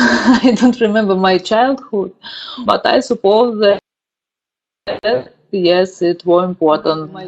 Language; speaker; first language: English; non-native, learner; Russian